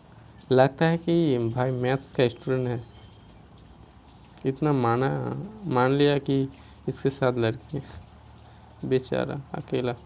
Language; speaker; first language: Hindi; non-native, local second language; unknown